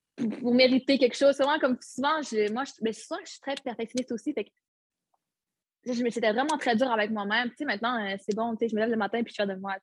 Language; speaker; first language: French; early bilingual, other home language; Arabic